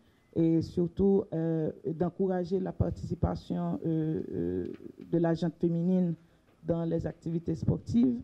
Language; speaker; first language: French; non-native, local second language; Haitian Creole